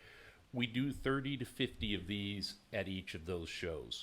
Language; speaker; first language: English; native; English